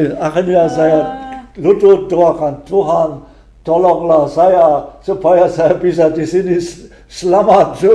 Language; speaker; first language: Indonesian; non-native, fluent; German